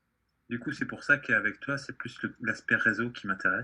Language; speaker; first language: French; native; French